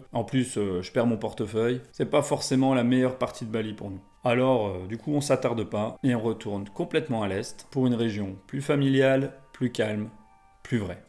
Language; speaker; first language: French; native; French